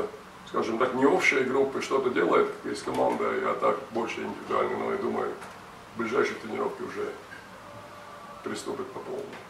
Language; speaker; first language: Russian; non-native, fluent; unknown